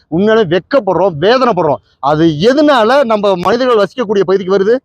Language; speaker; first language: Tamil; native; Tamil